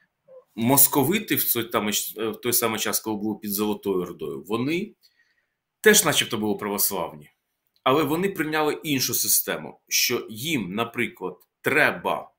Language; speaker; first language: Ukrainian; native; Ukrainian